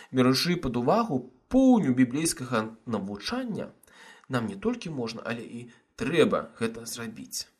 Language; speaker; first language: Belarusian; non-native, local second language; Russian